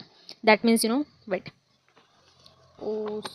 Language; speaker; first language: English; non-native, learner; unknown